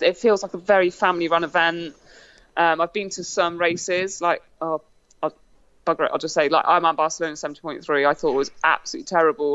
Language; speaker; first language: English; native; English